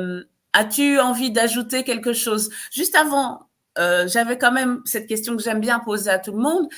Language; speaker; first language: French; native; French